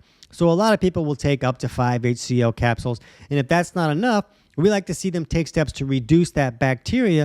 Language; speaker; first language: English; native; English